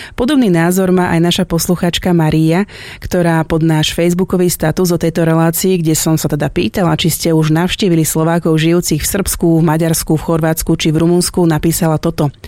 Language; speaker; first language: Slovak; native; Slovak